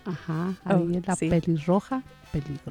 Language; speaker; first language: Spanish; native; Spanish